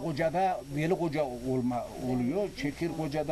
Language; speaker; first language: Turkish; native; Turkish